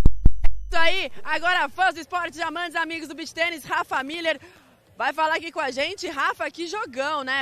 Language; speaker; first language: Portuguese; native; Portuguese